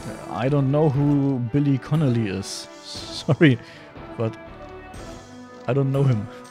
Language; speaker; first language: English; non-native, learner; German